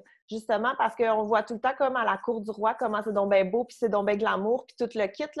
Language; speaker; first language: French; native; French